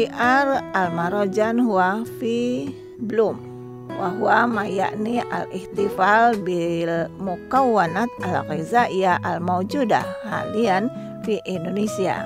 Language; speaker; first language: Arabic; non-native, learner; Indonesian